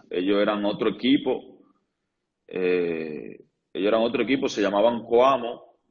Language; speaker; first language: Spanish; native; Spanish